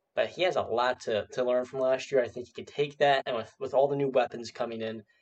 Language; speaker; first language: English; native; English